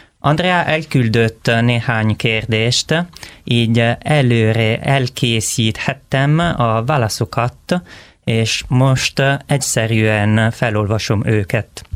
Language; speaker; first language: Hungarian; non-native, learner; Italian